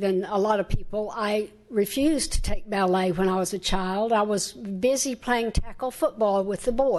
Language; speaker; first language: English; native; English